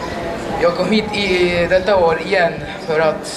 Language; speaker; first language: Swedish; non-native, learner; Uyghur